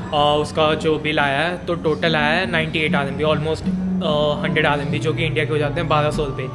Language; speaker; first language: Hindi; native; Hindi